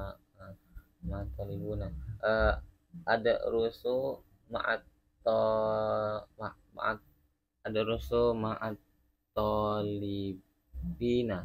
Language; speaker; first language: Arabic; non-native, learner; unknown